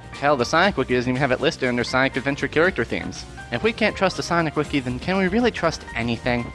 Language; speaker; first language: English; native; English